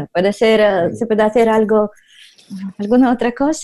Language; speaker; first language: Spanish; non-native, learner; Russian